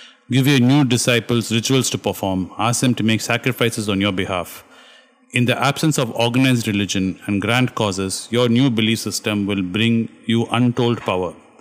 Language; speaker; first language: English; non-native, local second language; Tamil